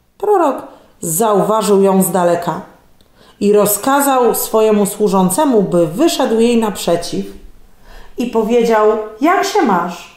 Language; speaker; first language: Polish; native; Polish